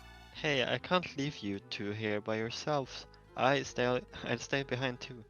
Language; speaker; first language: English; non-native, fluent; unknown